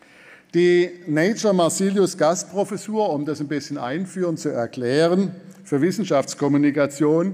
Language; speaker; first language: German; native; German